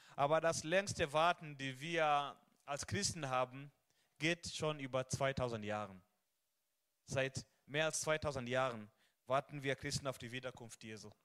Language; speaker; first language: German; non-native, fluent; Swahili